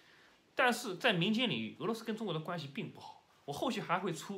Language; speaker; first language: Chinese; native; Chinese